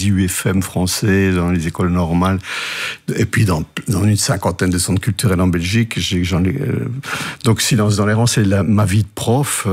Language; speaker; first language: French; native; French